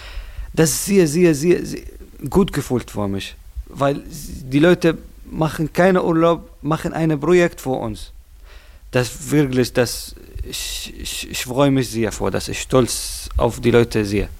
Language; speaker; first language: German; non-native, learner; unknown